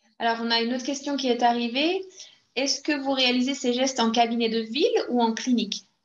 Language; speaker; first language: French; native; French